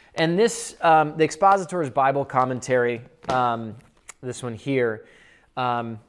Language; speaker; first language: English; native; English